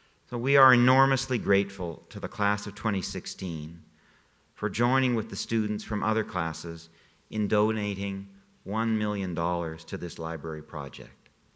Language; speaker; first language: English; native; English